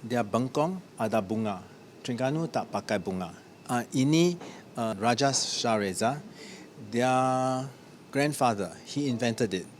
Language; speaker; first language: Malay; non-native, learner; English